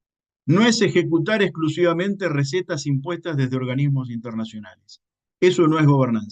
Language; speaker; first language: Spanish; native; Spanish